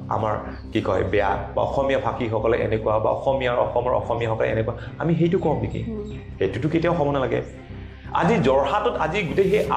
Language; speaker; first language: Assamese; non-native, local second language; Karbi